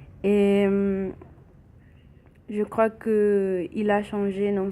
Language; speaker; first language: French; non-native, learner; Spanish